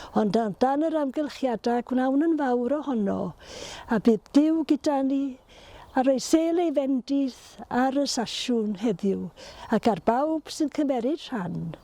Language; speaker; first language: Welsh; native; Welsh